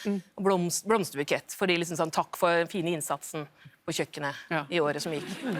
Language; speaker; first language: Norwegian; native; Norwegian